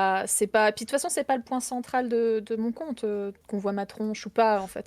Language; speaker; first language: French; native; French